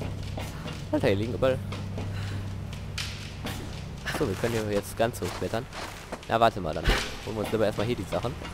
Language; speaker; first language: German; native; German